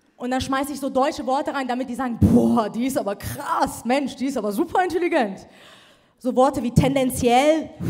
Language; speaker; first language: German; early bilingual, other home language; Persian